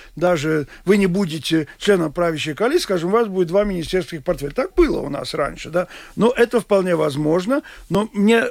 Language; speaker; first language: Russian; non-native, local second language; Latvian